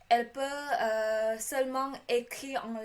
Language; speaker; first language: French; non-native, learner; Khmer